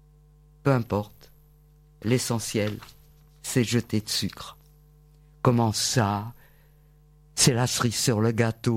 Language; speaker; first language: French; native; French